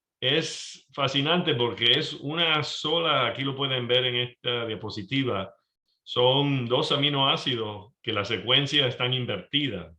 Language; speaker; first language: Spanish; early bilingual, heritage; Spanish